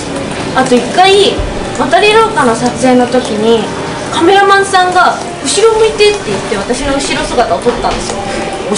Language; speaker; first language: Japanese; native; Japanese